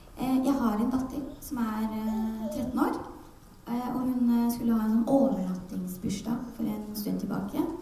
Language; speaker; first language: Norwegian; early bilingual, other home language; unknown